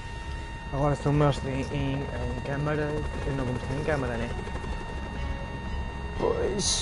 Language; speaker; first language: Portuguese; native; Portuguese